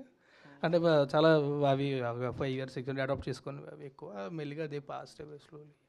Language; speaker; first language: Telugu; native; Telugu